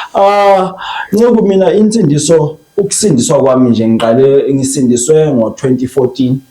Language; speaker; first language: Zulu; non-native, local second language; Xhosa